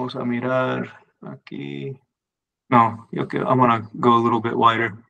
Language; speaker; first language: Spanish; non-native, fluent; English